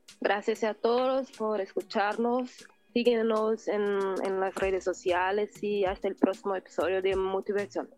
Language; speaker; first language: Spanish; non-native, learner; Portuguese